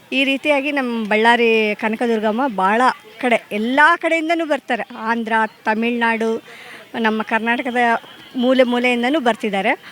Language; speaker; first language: Kannada; native; Kannada